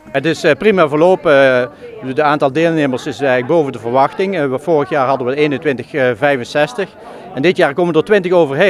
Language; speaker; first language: Dutch; native; Dutch